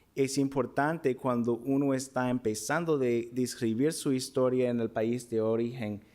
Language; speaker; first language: Spanish; non-native, fluent; English